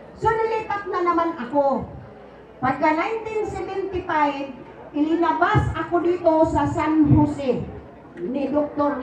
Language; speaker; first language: Filipino; non-native, local second language; Cebuano